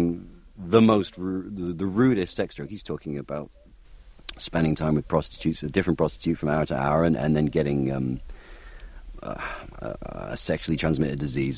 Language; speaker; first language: English; native; English